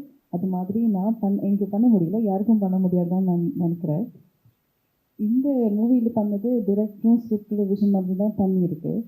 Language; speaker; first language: Tamil; early bilingual, heritage; Tamil